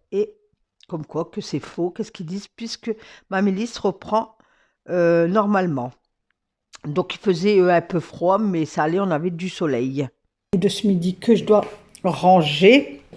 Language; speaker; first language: French; native; French